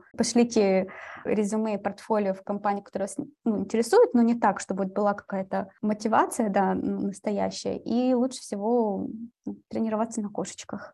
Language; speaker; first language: Russian; early bilingual, heritage; Russian